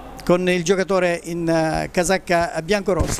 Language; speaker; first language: Italian; native; Italian